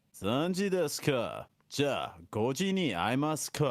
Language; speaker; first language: Japanese; non-native, learner; English